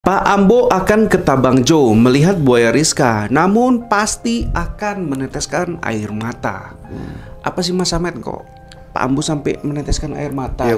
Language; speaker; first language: Indonesian; native; Indonesian